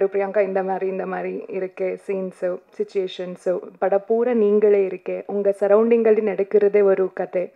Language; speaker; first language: Tamil; non-native, learner; Kannada